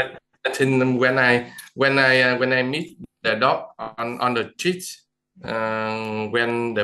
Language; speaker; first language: English; non-native, learner; Vietnamese